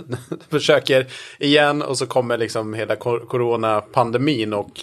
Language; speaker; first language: Swedish; native; Swedish